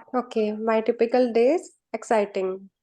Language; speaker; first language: English; non-native, learner; Hindi